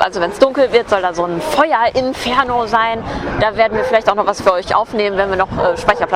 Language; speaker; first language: German; native; German